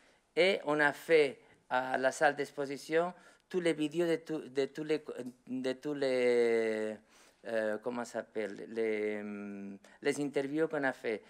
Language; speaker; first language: French; non-native, learner; Spanish